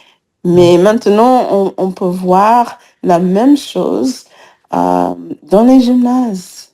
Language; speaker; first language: French; non-native, fluent; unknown